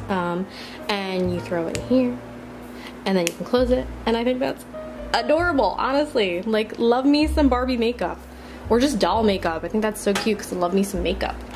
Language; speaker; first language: English; native; English